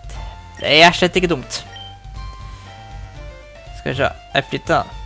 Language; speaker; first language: Norwegian; native; Norwegian